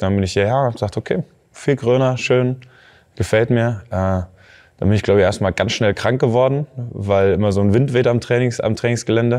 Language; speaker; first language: German; native; German